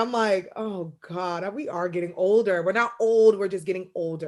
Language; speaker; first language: English; native; English